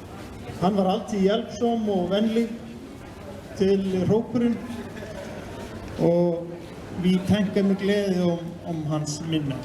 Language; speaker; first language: Danish; non-native, fluent; Icelandic